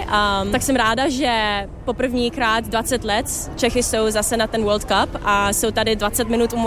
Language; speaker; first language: Czech; early bilingual, heritage; Czech